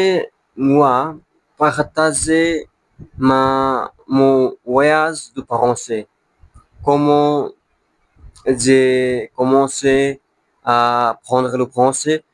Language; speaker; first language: French; non-native, learner; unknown